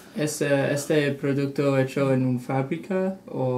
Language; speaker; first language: Spanish; non-native, learner; English